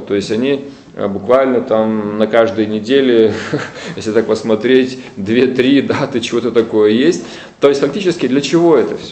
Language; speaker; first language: Russian; native; Russian